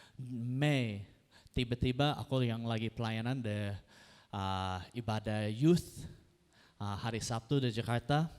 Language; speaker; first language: Indonesian; non-native, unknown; English